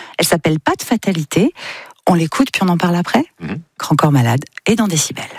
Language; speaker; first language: French; native; French